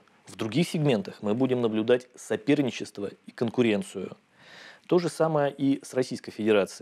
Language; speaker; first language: Russian; native; Russian